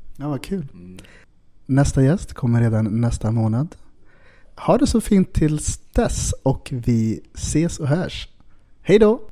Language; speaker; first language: Swedish; native; Swedish